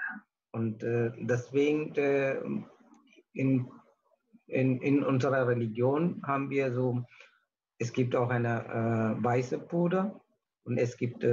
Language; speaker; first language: German; non-native, learner; Tamil